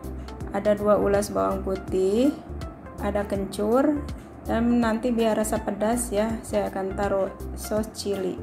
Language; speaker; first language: Indonesian; non-native, local second language; Sundanese